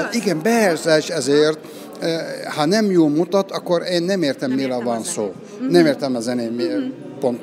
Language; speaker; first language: Hungarian; non-native, learner; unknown